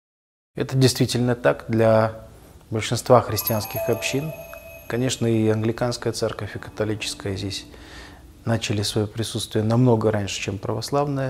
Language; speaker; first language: Russian; native; Russian